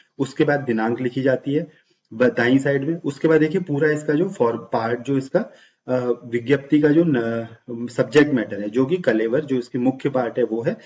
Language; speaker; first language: Hindi; native; Hindi